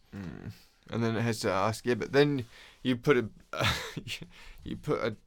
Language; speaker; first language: English; native; English